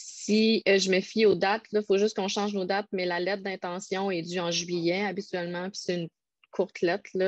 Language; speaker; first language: French; native; French